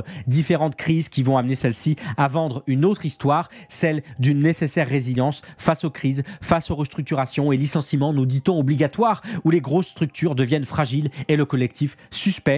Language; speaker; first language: French; native; French